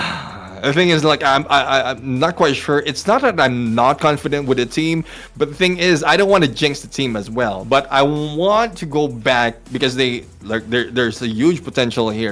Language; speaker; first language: English; non-native, local second language; Filipino